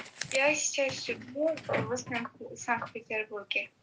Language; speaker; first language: Russian; non-native, learner; Azerbaijani